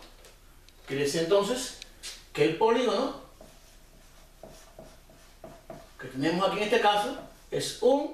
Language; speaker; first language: Spanish; native; Spanish